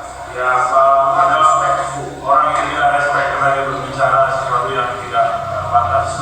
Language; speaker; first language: Indonesian; non-native, learner; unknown